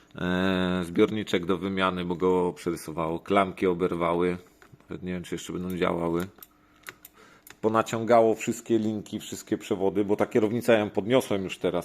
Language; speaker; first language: Polish; native; Polish